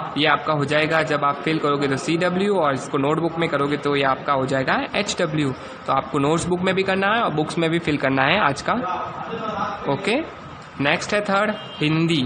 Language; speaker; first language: Hindi; native; Hindi